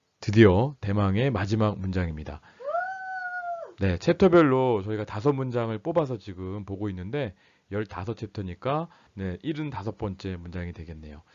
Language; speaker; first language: Korean; native; Korean